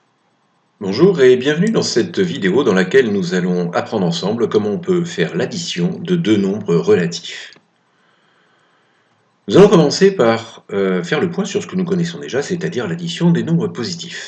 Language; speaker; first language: French; native; French